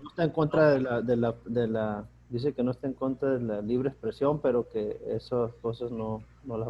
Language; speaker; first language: Spanish; native; Spanish